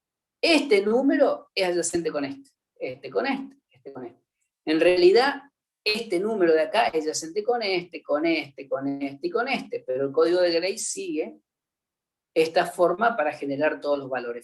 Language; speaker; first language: Spanish; native; Spanish